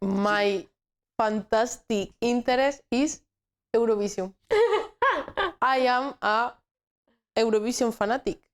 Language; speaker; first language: English; non-native, learner; Spanish